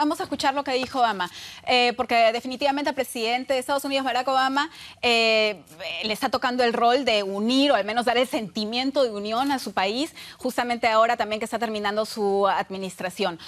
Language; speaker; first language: Spanish; native; Spanish